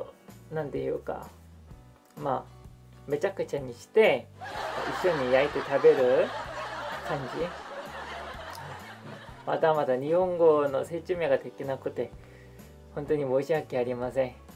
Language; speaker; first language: Japanese; non-native, fluent; Korean